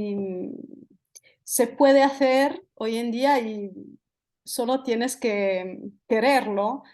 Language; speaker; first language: Spanish; non-native, fluent; Italian